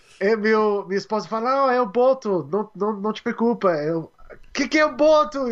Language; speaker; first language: Portuguese; non-native, learner; English